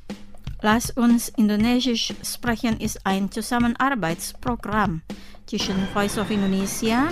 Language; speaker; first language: German; non-native, fluent; Indonesian